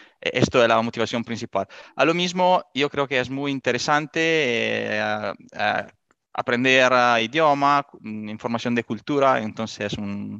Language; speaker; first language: Spanish; non-native, learner; Italian